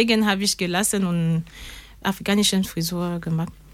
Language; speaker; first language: German; non-native, learner; French